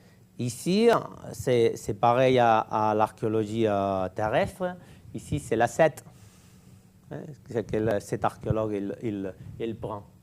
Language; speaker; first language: French; non-native, fluent; Catalan